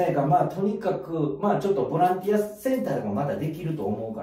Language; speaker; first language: Japanese; native; Japanese